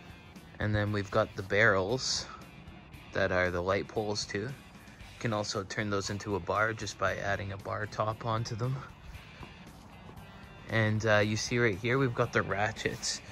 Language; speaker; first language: English; native; English